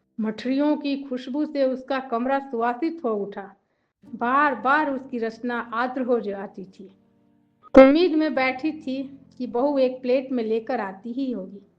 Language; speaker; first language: Hindi; native; Hindi